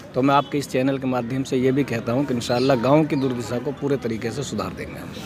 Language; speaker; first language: Hindi; native; Hindi